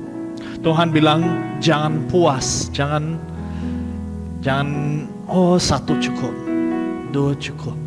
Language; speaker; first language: Indonesian; non-native, fluent; English